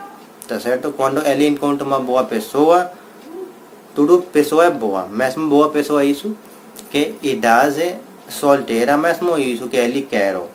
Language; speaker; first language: Portuguese; non-native, learner; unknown